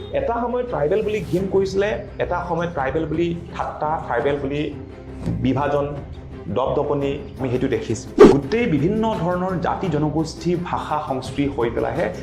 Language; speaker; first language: Assamese; non-native, local second language; Karbi